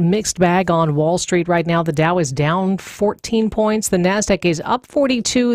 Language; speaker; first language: English; native; English